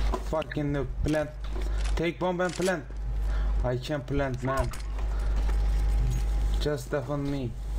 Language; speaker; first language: English; non-native, learner; Turkish